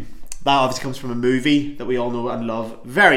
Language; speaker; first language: English; native; English